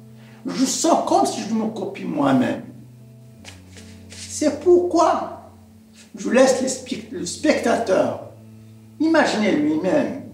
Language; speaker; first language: French; non-native, local second language; Arabic